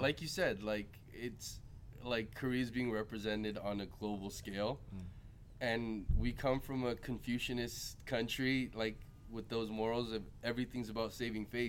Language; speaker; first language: English; early bilingual, other home language; Korean